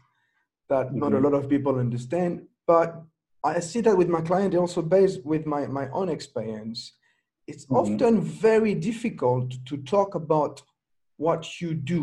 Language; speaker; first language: English; non-native, fluent; French